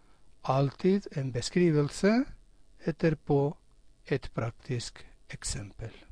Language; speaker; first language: Norwegian; non-native, fluent; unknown